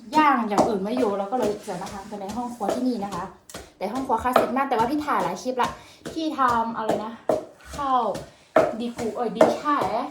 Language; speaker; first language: Thai; non-native, local second language; Karen languages